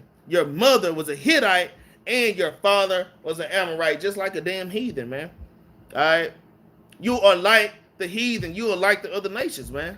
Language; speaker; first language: English; native; English